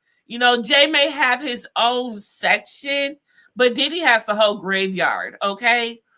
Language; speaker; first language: English; native; English